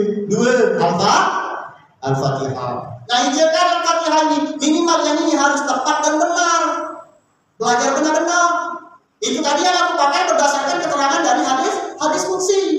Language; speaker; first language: Malay; native; Malay